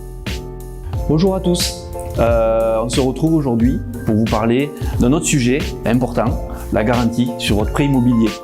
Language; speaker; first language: French; native; French